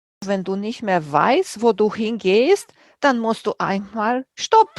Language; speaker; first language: German; non-native, fluent; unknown